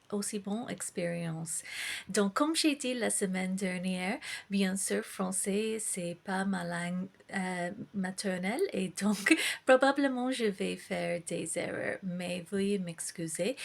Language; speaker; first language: French; non-native, fluent; English